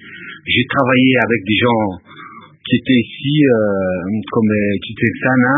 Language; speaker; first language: French; non-native, local second language; Lingala